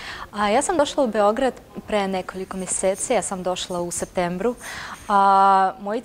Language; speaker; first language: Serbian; non-native, fluent; Russian